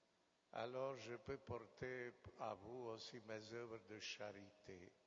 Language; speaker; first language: French; non-native, fluent; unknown